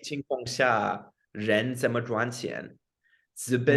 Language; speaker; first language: Chinese; non-native, fluent; English